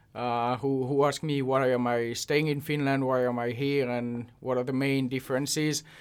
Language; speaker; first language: English; non-native, fluent; French